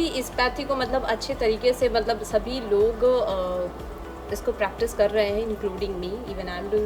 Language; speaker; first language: Hindi; native; Hindi